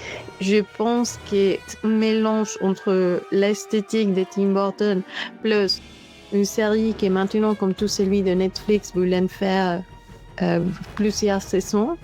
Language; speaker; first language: French; non-native, fluent; Spanish